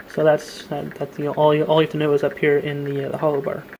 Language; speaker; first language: English; native; English